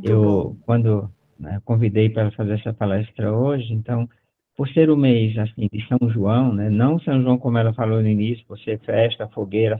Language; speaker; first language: Portuguese; native; Portuguese